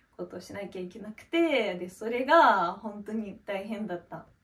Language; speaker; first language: Japanese; non-native, fluent; Russian